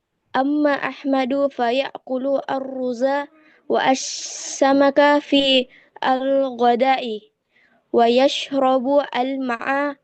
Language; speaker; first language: Arabic; non-native, learner; Indonesian